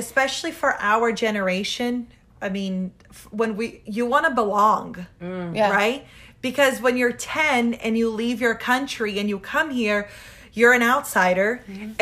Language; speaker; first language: English; early bilingual, other home language; Portuguese